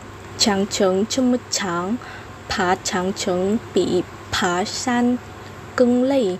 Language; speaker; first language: Chinese; non-native, learner; Vietnamese